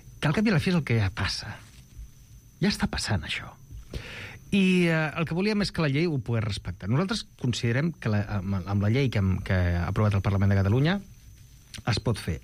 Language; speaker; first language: Catalan; non-native, local second language; Spanish